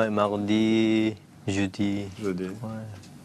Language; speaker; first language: French; non-native, learner; Japanese